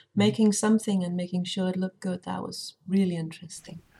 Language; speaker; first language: English; non-native, fluent; Danish